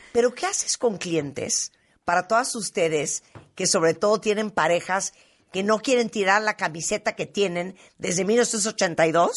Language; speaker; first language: Spanish; native; Spanish